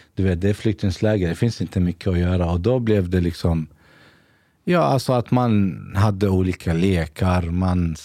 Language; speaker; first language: Swedish; native; Swedish